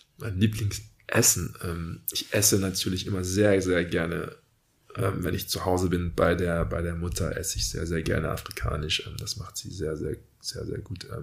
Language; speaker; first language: German; early bilingual, other home language; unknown